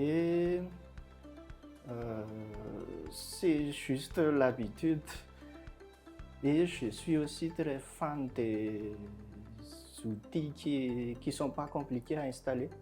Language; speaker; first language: French; non-native, local second language; Malagasy